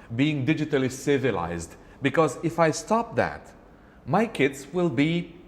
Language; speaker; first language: English; non-native, fluent; Romanian